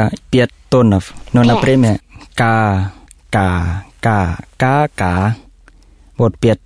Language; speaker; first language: Russian; non-native, learner; Thai